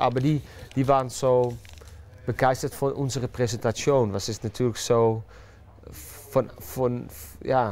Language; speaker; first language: German; non-native, learner; Dutch